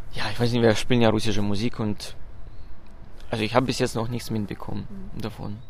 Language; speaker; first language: German; non-native, fluent; Russian